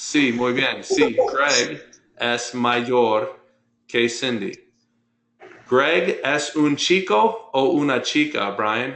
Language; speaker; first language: Spanish; non-native, fluent; English